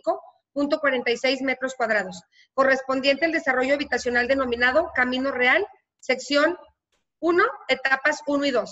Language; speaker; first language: Spanish; native; Spanish